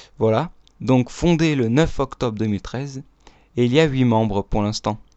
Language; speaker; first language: French; native; French